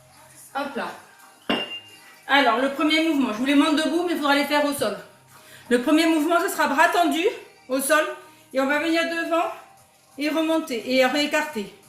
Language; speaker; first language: French; native; French